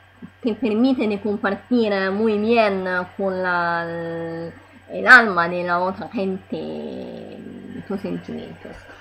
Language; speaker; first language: Spanish; non-native, learner; Italian